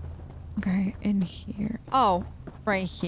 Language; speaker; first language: English; native; English